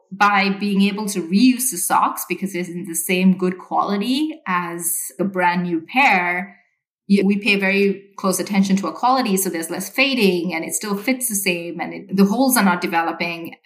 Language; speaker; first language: English; non-native, local second language; Sinhala